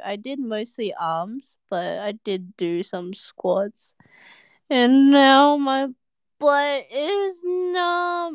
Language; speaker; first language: English; native; English